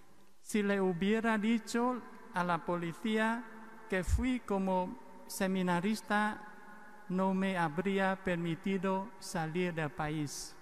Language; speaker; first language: Spanish; non-native, fluent; Vietnamese